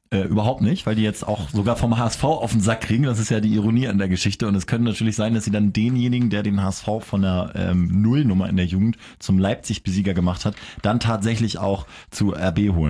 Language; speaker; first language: German; native; German